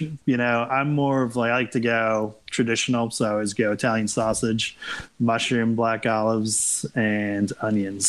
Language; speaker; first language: English; native; English